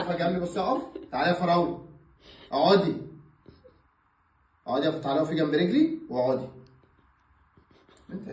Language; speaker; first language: Arabic; native; Arabic